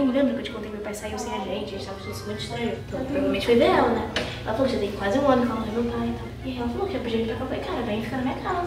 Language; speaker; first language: Portuguese; native; Portuguese